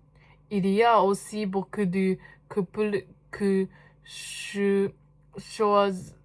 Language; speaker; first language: French; non-native, learner; Japanese